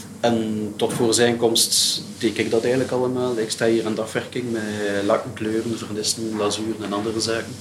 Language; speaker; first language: Dutch; native; Dutch